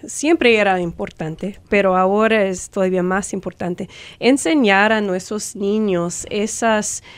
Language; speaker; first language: Spanish; non-native, fluent; English